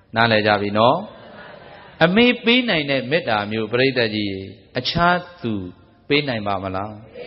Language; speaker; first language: Burmese; native; Burmese